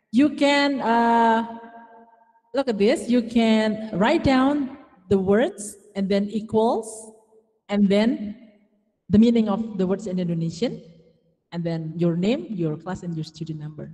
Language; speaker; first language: English; non-native, fluent; Indonesian